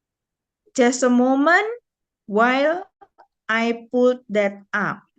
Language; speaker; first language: English; non-native, fluent; Indonesian